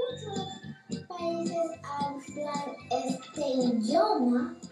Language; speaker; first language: Spanish; non-native, learner; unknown